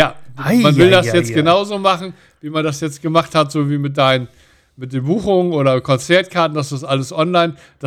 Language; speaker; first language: German; native; German